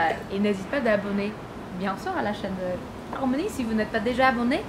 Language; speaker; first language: French; non-native, fluent; English